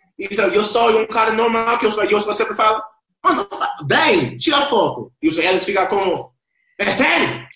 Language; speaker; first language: Portuguese; non-native, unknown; Spanish